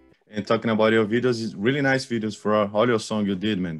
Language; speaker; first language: English; non-native, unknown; Portuguese